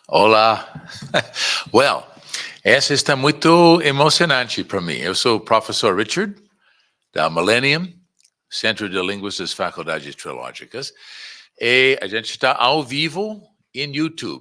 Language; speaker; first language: Portuguese; non-native, fluent; English